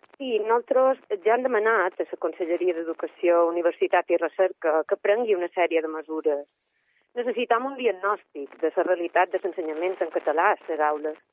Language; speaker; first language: Catalan; native; Catalan